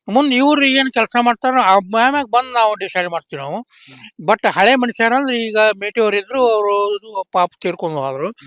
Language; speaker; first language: Kannada; native; Kannada